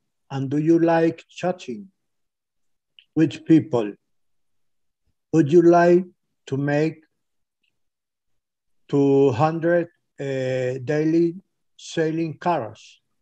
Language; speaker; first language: English; non-native, learner; Spanish